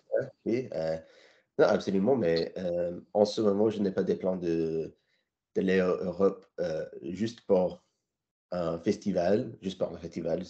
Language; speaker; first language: French; non-native, learner; English